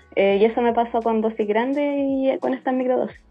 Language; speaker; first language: Spanish; native; Spanish